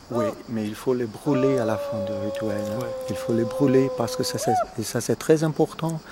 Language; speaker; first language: French; non-native, fluent; Portuguese